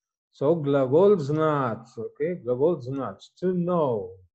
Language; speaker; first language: English; non-native, local second language; Filipino